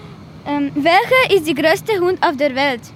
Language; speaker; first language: German; non-native, learner; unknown